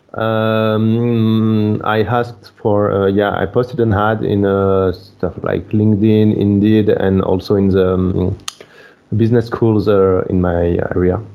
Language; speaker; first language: English; non-native, fluent; French